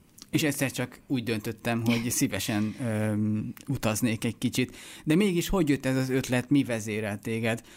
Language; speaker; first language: Hungarian; native; Hungarian